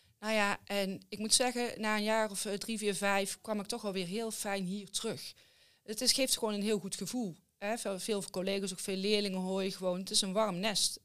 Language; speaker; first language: Dutch; native; Dutch